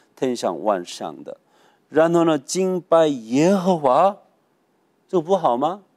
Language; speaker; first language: Chinese; non-native, fluent; Korean